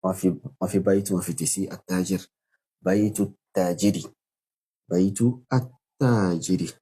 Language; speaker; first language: Arabic; non-native, fluent; Yoruba